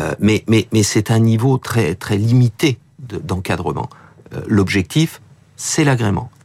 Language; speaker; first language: French; native; French